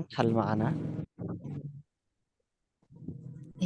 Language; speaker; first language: Arabic; non-native, fluent; Indonesian